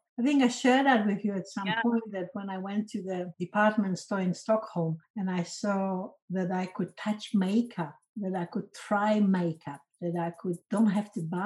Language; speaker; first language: English; non-native, fluent; Polish